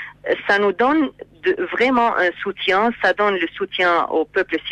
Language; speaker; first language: French; non-native, fluent; Arabic